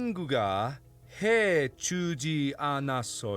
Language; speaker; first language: Korean; non-native, learner; English